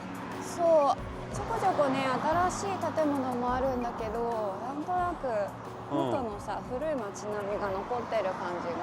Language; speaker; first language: Japanese; native; Japanese